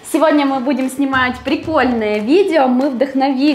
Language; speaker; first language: Russian; native; Russian